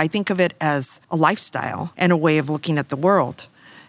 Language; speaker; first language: English; native; English